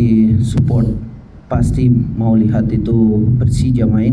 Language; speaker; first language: Indonesian; non-native, fluent; Portuguese